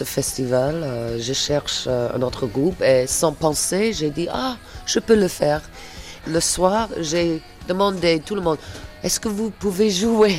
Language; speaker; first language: French; non-native, fluent; English